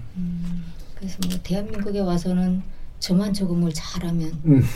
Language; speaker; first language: Korean; native; Korean